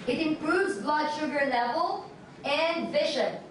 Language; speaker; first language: English; non-native, local second language; Filipino